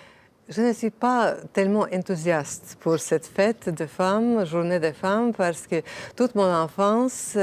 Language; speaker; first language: French; non-native, fluent; Latvian